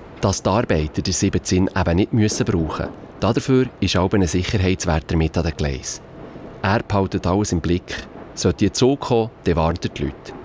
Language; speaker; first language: German; native; German